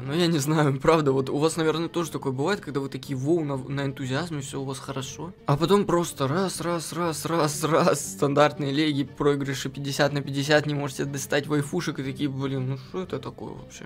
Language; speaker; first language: Russian; native; Russian